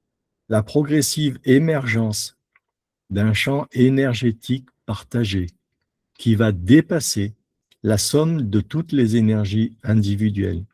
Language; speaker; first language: French; native; French